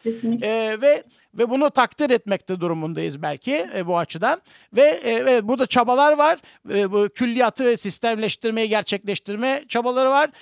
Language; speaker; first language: Turkish; native; Turkish